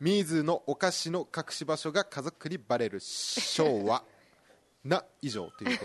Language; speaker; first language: Japanese; native; Japanese